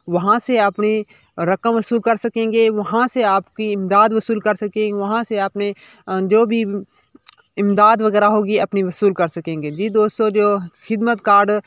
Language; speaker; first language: Urdu; non-native, local second language; Punjabi